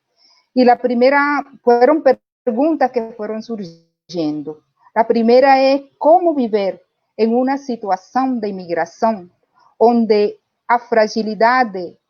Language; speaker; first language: Portuguese; non-native, fluent; Spanish